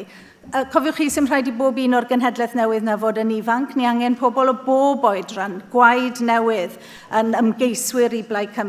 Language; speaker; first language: Welsh; native; Welsh